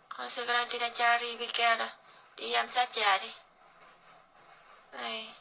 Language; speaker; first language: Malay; non-native, learner; Vietnamese